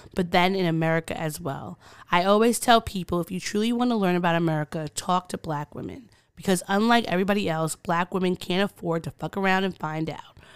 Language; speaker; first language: English; early bilingual, other home language; Yoruba